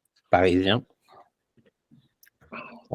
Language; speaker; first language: French; native; French